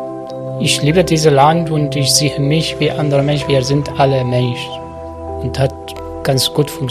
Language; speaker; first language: German; non-native, learner; Arabic